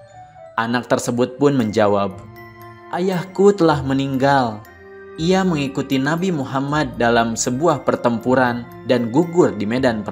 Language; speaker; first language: Indonesian; native; Indonesian